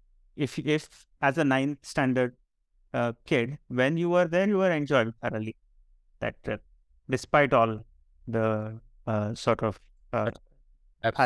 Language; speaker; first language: English; non-native, local second language; Marathi